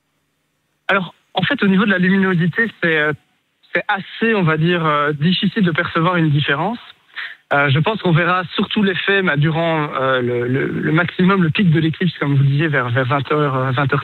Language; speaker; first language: French; native; French